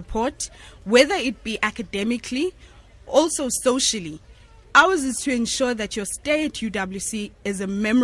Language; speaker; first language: English; non-native, local second language; Xhosa